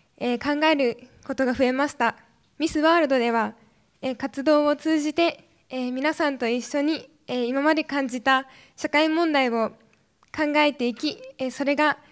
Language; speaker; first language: Japanese; native; Japanese